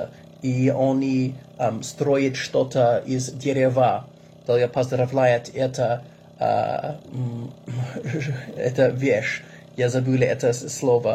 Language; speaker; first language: Russian; non-native, learner; English